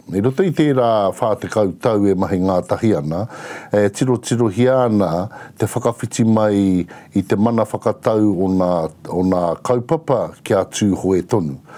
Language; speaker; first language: Māori; native; Māori